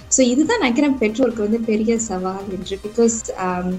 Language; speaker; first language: Tamil; native; Tamil